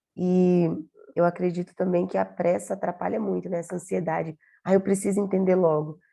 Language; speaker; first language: Portuguese; native; Portuguese